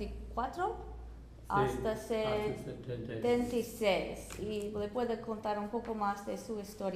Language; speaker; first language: Spanish; non-native, fluent; English